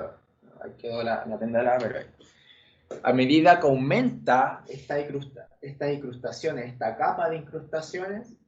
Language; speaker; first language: Spanish; native; Spanish